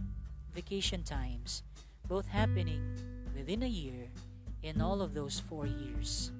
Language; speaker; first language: English; non-native, local second language; Cebuano